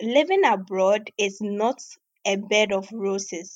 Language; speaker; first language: English; non-native, local second language; Ewe